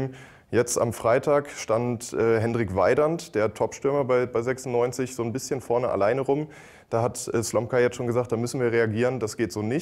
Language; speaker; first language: German; native; German